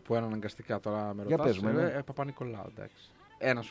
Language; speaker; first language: Greek; native; Greek